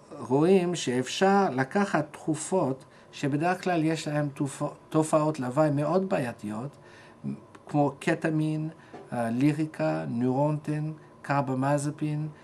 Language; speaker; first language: Hebrew; non-native, fluent; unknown